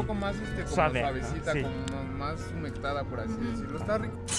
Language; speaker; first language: Spanish; native; Spanish